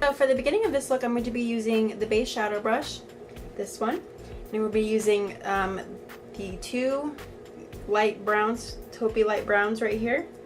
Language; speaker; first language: English; native; English